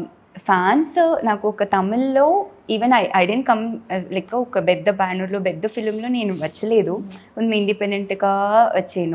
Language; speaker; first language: Telugu; non-native, learner; Tamil